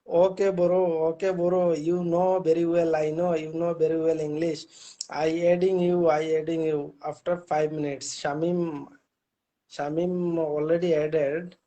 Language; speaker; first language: English; non-native, learner; Bangla